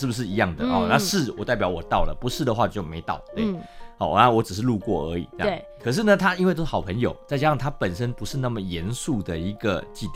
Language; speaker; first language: Chinese; native; Chinese